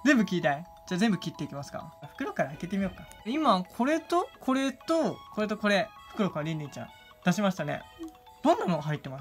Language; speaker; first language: Japanese; native; Japanese